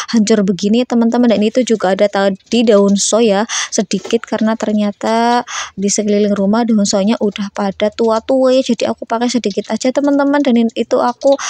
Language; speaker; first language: Indonesian; native; Indonesian